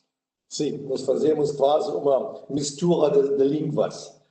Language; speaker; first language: Portuguese; non-native, learner; German